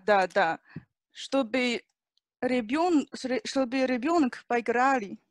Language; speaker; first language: Russian; non-native, learner; Chinese